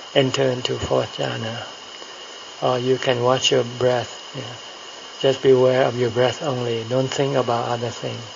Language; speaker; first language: English; non-native, fluent; Thai